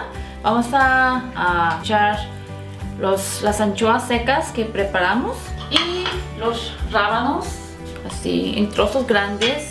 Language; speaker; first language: Spanish; non-native, fluent; Korean